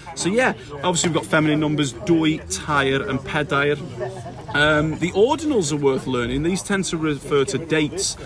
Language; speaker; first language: English; native; English